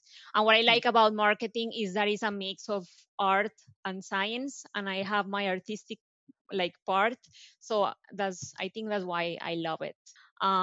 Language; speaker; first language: English; non-native, fluent; Spanish